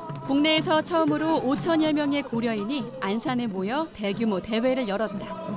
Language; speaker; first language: Korean; native; Korean